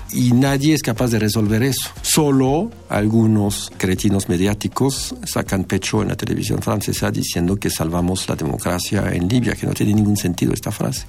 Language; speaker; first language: Spanish; non-native, fluent; French